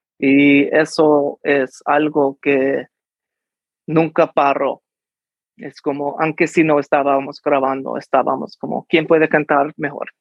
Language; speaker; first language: Spanish; early bilingual, heritage; English